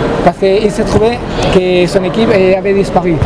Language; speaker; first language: French; non-native, fluent; Spanish